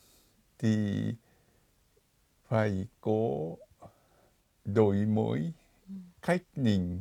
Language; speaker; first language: Vietnamese; non-native, fluent; Japanese